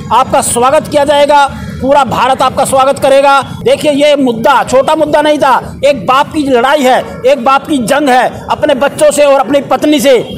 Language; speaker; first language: Hindi; native; Hindi